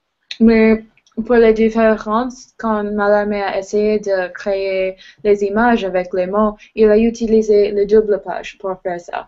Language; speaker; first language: French; non-native, learner; English